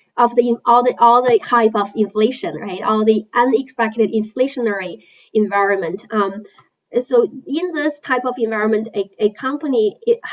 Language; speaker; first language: English; non-native, fluent; Chinese